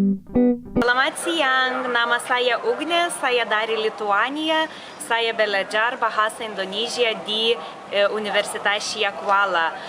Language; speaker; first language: Indonesian; non-native, learner; Lithuanian